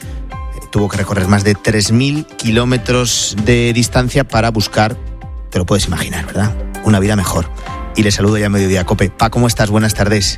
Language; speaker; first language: Spanish; native; Spanish